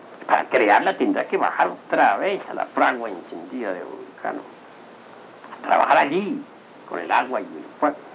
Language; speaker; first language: Spanish; native; Spanish